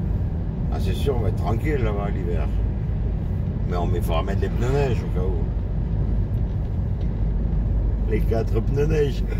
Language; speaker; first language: French; native; French